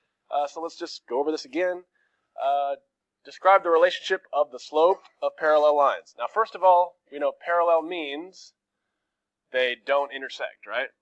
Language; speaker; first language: English; native; English